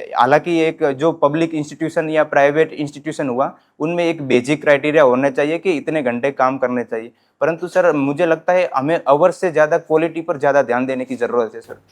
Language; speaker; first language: Hindi; non-native, local second language; Gujarati